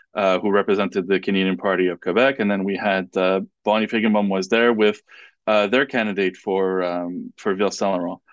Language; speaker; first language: English; non-native, fluent; French